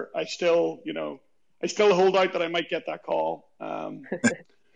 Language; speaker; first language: English; native; English